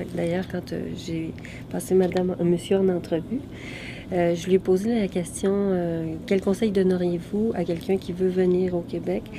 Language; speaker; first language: French; native; French